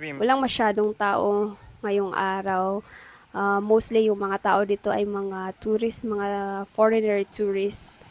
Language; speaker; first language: Filipino; non-native, local second language; Cebuano